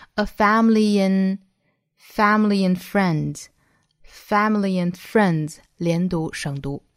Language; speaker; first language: English; non-native, fluent; Chinese